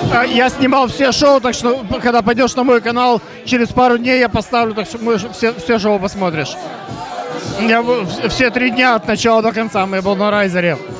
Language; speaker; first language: Russian; native; Russian